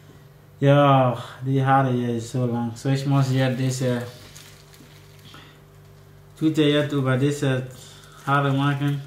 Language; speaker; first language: German; non-native, learner; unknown